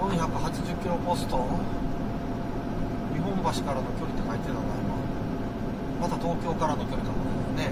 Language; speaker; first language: Japanese; native; Japanese